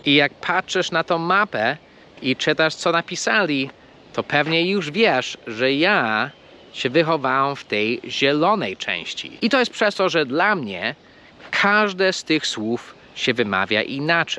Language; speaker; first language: Polish; non-native, fluent; English